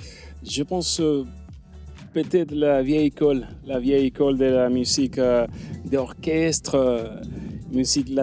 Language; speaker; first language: French; non-native, fluent; Spanish